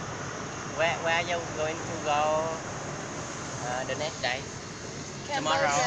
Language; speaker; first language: English; non-native, learner; Vietnamese